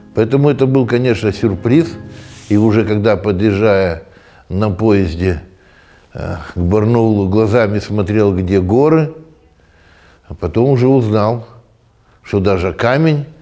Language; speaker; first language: Russian; native; Russian